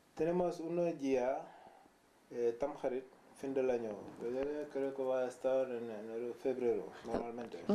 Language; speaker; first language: Spanish; non-native, learner; Wolof